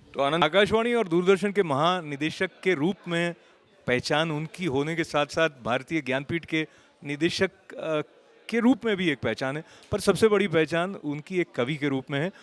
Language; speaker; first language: Hindi; native; Hindi